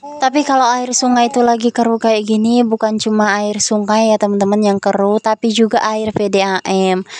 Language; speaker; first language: Indonesian; non-native, local second language; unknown